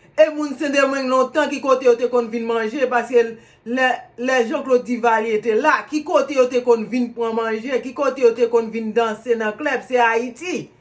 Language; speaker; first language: Haitian Creole; native; Haitian Creole